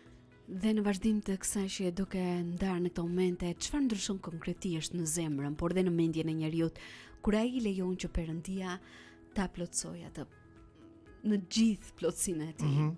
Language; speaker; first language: Albanian; native; Albanian